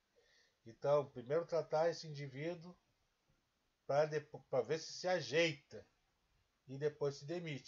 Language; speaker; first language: Portuguese; native; Portuguese